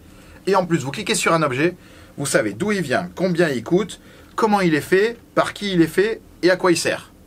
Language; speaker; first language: French; native; French